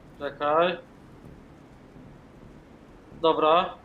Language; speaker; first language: Polish; native; Polish